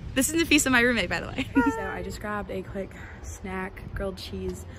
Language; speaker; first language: English; native; English